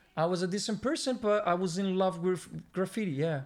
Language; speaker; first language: English; non-native, fluent; Italian